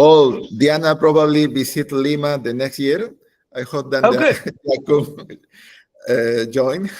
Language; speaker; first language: English; non-native, learner; Spanish